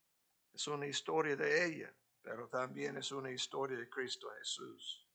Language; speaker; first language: Spanish; non-native, fluent; English